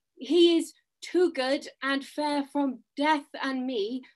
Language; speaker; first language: English; native; English